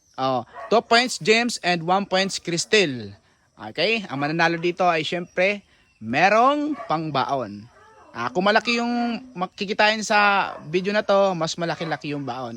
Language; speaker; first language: Filipino; native; Filipino